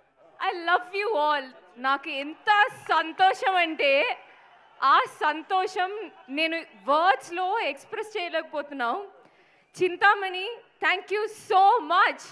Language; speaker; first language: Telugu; non-native, fluent; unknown